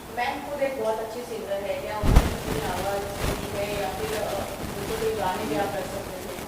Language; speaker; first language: Hindi; native; Hindi